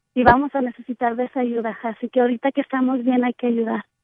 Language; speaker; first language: Spanish; native; Spanish